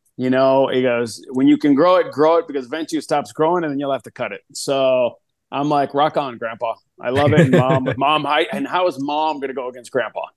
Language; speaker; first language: English; early bilingual, other home language; Spanish